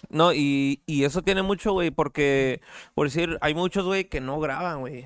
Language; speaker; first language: Spanish; early bilingual, heritage; Spanish